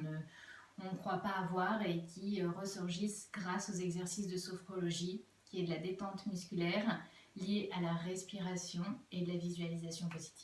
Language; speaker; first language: French; native; French